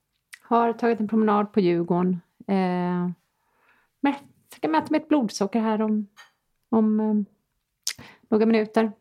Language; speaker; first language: Swedish; native; Swedish